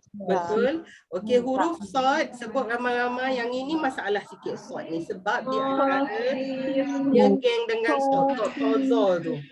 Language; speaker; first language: Malay; native; Malay